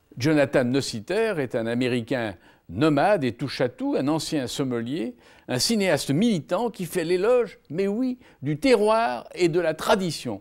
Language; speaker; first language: French; native; French